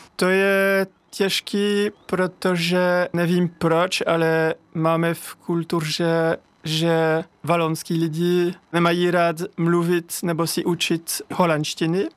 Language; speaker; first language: Czech; non-native, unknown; French